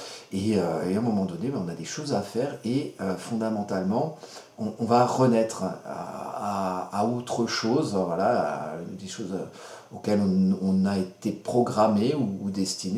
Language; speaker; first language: French; native; French